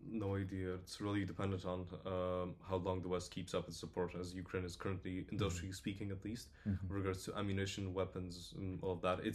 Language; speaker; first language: English; non-native, fluent; Polish